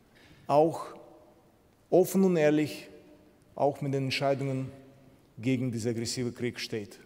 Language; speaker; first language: German; non-native, fluent; Ukrainian